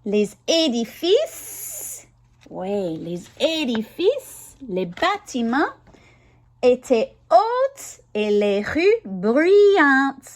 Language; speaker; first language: French; non-native, learner; English